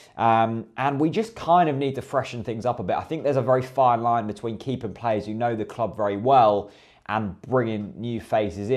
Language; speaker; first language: English; native; English